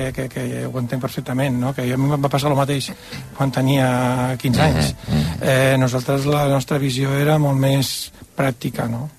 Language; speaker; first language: Catalan; native; Catalan